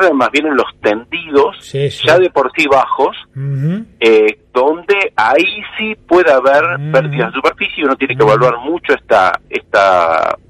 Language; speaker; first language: Spanish; native; Spanish